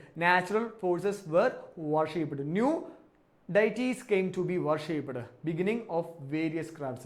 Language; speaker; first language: English; non-native, local second language; Malayalam